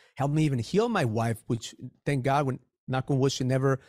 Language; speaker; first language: English; early bilingual, other home language; Spanish